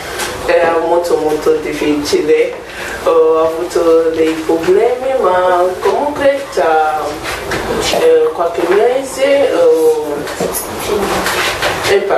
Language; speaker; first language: Italian; non-native, learner; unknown